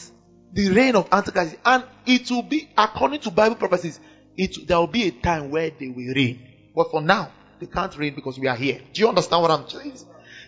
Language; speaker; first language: English; non-native, local second language; Igbo